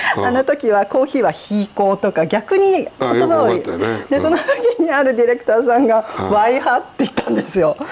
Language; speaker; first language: Japanese; native; Japanese